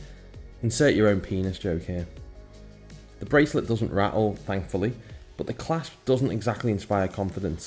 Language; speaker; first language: English; native; English